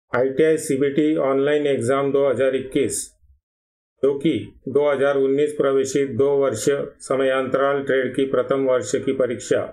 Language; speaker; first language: Hindi; non-native, local second language; Marathi